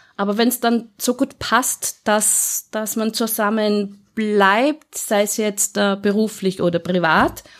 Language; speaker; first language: German; native; German